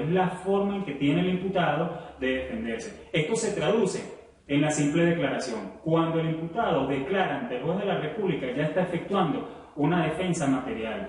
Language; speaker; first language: Spanish; native; Spanish